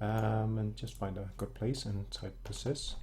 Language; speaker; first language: English; non-native, fluent; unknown